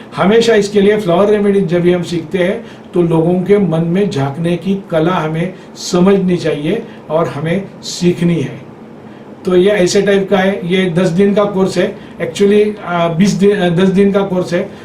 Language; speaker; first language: Hindi; non-native, local second language; Marathi